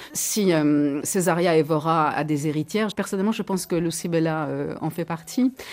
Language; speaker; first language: French; native; French